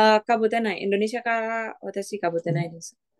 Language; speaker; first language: Japanese; non-native, learner; Indonesian